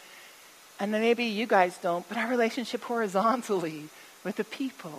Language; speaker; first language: English; native; English